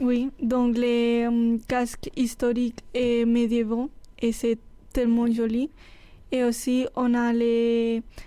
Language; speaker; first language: French; non-native, fluent; Spanish